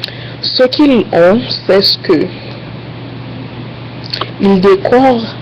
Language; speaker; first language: French; non-native, learner; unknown